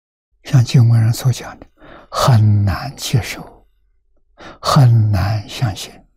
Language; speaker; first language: Chinese; native; Chinese